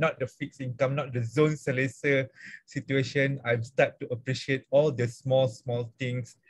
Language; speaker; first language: English; non-native, local second language; Malay